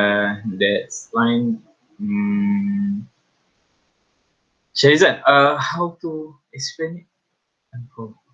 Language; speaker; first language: English; non-native, local second language; Malay